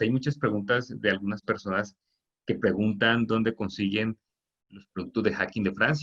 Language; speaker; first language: Spanish; native; Spanish